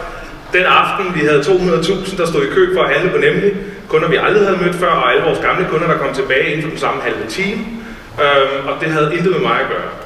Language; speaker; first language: Danish; native; Danish